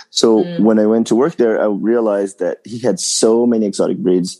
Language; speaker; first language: English; non-native, fluent; Portuguese